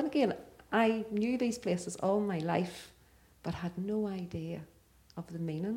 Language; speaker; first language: English; native; English